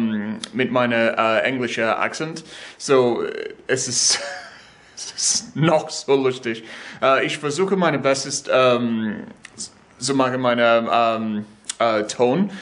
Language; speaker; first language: German; non-native, learner; English